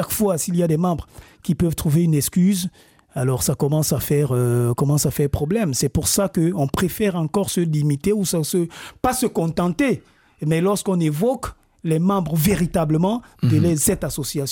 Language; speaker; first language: French; non-native, local second language; Basaa